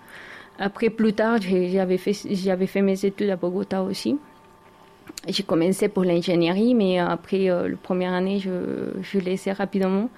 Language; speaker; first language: French; non-native, learner; Spanish